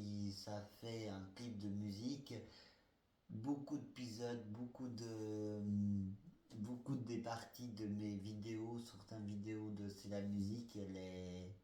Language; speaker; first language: French; non-native, fluent; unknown